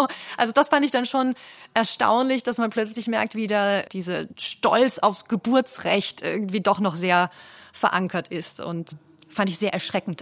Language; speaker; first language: German; native; German